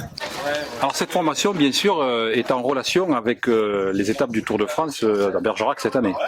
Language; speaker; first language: French; native; French